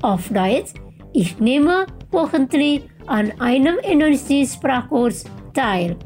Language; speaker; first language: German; non-native, local second language; Indonesian